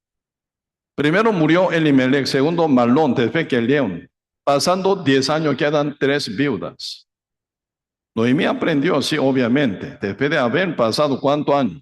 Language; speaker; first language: Spanish; non-native, fluent; Korean